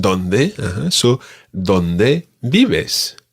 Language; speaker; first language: Spanish; non-native, fluent; English